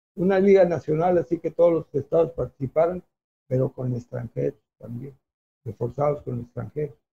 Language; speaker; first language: Spanish; native; Spanish